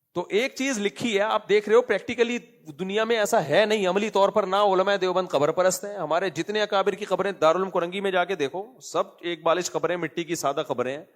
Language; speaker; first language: Urdu; native; Urdu